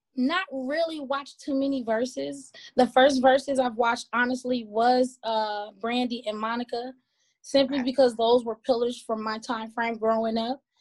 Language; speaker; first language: English; native; English